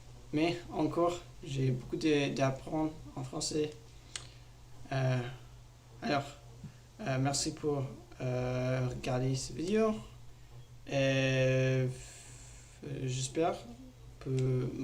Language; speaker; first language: French; non-native, learner; English